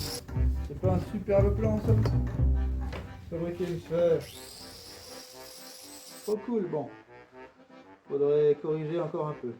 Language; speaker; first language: French; native; French